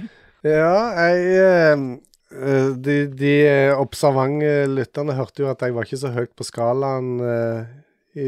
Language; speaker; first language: Norwegian; native; Norwegian